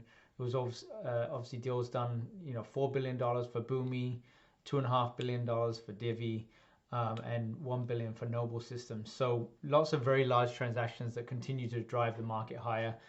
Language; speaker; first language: English; native; English